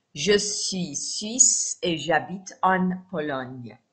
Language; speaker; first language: French; non-native, fluent; Persian